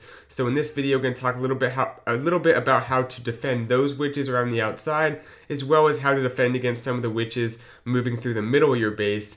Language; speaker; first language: English; native; English